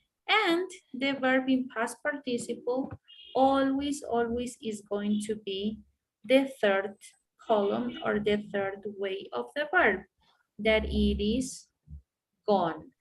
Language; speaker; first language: English; non-native, fluent; Spanish